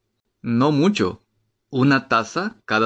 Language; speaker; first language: Spanish; non-native, fluent; Japanese